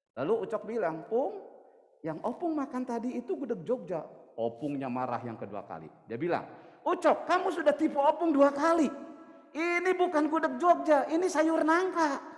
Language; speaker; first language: Indonesian; native; Indonesian